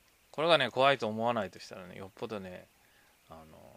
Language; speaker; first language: Japanese; native; Japanese